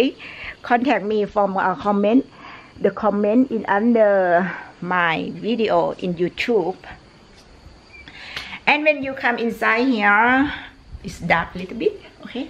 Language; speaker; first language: English; non-native, learner; Thai